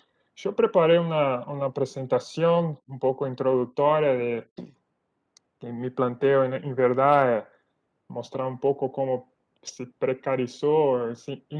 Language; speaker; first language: Spanish; non-native, fluent; Portuguese